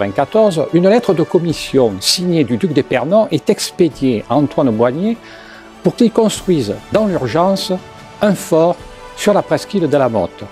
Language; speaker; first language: French; native; French